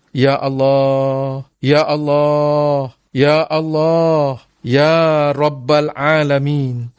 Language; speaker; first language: Arabic; non-native, fluent; Malay